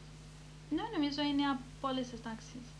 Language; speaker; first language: Greek; early bilingual, heritage; Greek